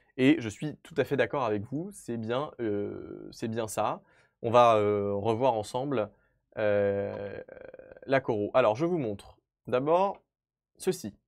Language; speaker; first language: French; native; French